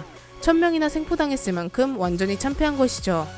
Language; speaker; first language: Korean; native; Korean